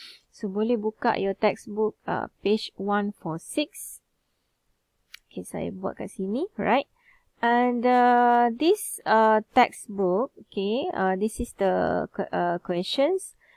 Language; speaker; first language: English; non-native, local second language; Malay